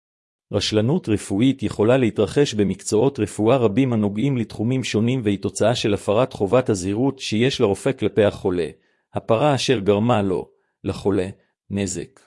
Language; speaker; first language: Hebrew; native; Hebrew